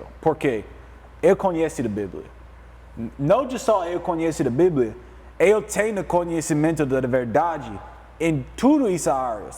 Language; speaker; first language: Portuguese; non-native, learner; English